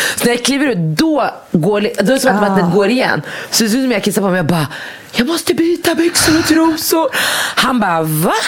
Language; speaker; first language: Swedish; early bilingual, other home language; Arabic